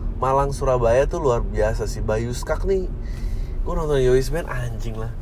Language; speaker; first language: Indonesian; native; Indonesian